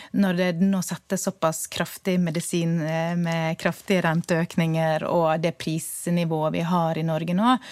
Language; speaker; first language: Norwegian; native; Norwegian